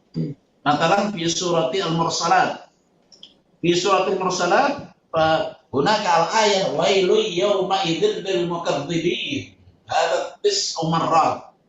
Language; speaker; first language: Arabic; non-native, fluent; Indonesian